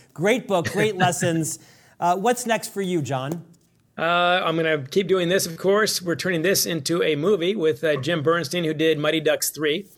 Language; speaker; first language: English; native; English